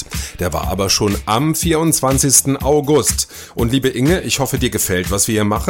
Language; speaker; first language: German; native; German